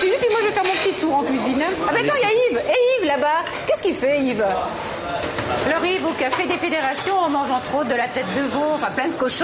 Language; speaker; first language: French; native; French